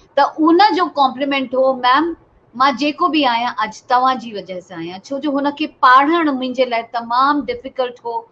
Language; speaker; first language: Sindhi; native; Sindhi